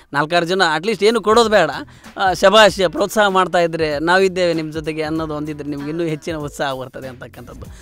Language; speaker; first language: Kannada; native; Kannada